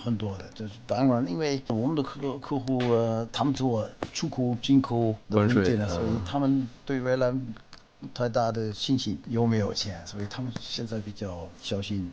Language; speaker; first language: Chinese; non-native, fluent; German